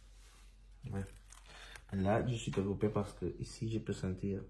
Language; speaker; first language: French; non-native, learner; Spanish